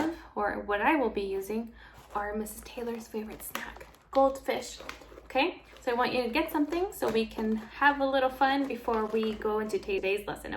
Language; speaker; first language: English; native; English